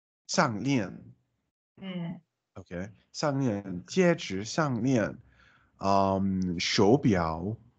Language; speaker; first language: Chinese; non-native, learner; English